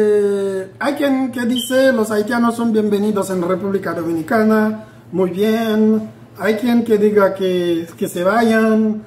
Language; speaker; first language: Spanish; non-native, fluent; Haitian Creole